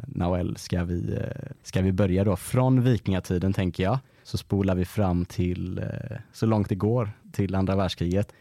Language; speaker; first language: Swedish; native; Swedish